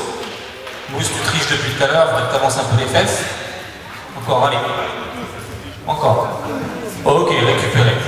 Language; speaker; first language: French; native; French